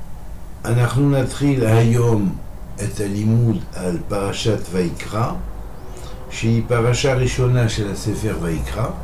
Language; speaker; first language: Hebrew; non-native, fluent; French